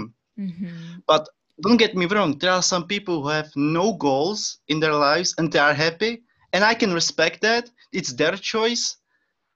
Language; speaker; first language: English; non-native, fluent; Czech